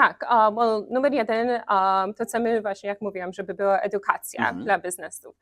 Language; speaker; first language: Polish; early bilingual, heritage; Polish